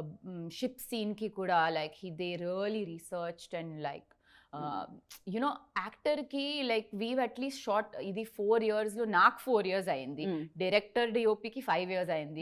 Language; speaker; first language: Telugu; non-native, learner; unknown